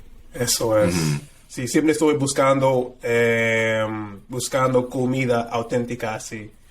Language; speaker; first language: Spanish; non-native, fluent; English